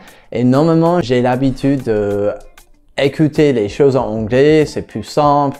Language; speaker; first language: French; non-native, fluent; English